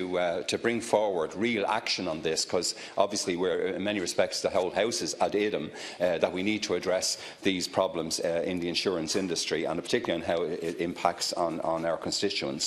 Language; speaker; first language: English; native; English